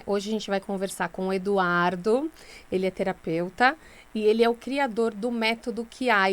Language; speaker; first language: Portuguese; native; Portuguese